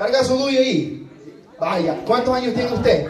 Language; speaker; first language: Spanish; native; Spanish